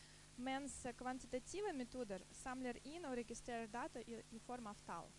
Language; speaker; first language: Norwegian; non-native, fluent; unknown